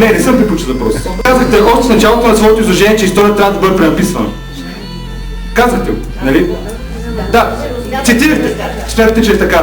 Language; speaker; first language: Bulgarian; native; Bulgarian